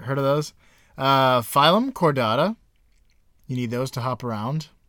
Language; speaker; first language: English; native; English